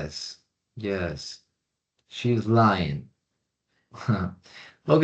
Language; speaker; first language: English; non-native, fluent; Spanish